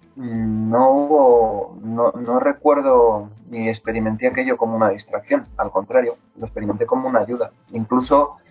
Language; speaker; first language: Spanish; native; Spanish